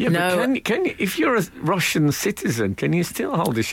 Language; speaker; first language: English; native; English